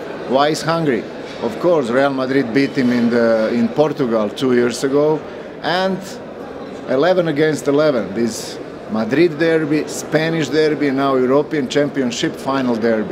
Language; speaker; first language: English; non-native, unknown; Croatian